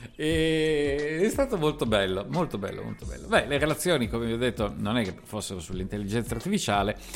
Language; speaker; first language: Italian; native; Italian